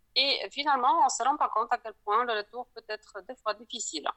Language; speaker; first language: French; non-native, fluent; Polish